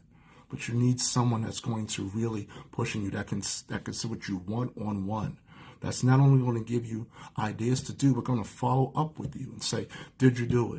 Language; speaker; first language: English; native; English